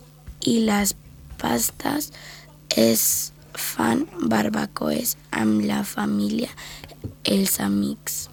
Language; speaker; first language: Catalan; early bilingual, other home language; Spanish